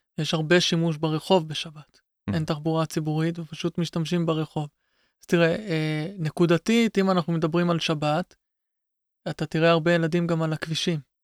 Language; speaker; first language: Hebrew; native; Hebrew